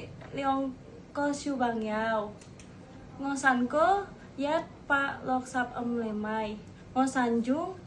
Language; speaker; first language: Cantonese; non-native, learner; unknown